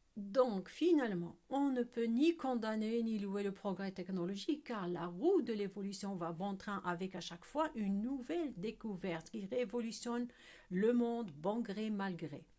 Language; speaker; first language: French; non-native, local second language; Arabic